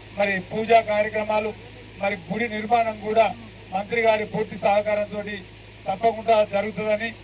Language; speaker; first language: Telugu; native; Telugu